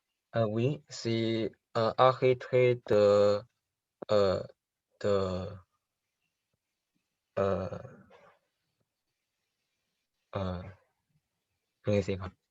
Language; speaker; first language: French; non-native, learner; Chinese